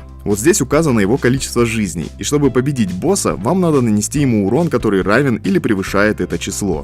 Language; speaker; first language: Russian; native; Russian